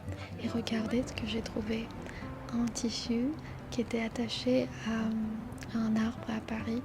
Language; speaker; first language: French; non-native, fluent; Armenian